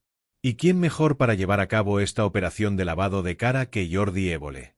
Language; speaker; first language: Spanish; native; Spanish